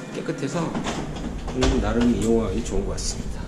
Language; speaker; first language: Korean; native; Korean